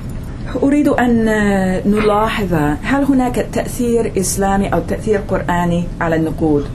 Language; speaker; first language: Arabic; non-native, fluent; English